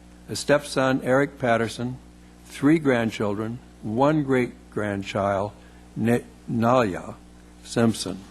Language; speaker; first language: English; native; English